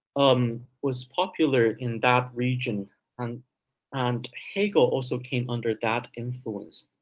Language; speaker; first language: English; early bilingual, other home language; Chinese